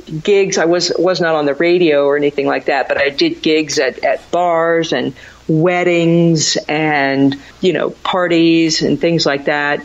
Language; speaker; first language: English; native; English